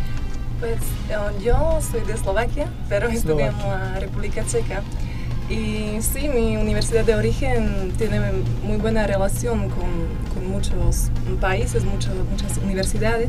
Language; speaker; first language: Spanish; non-native, fluent; Slovak